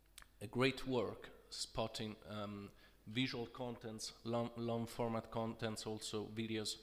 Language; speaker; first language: English; non-native, fluent; Italian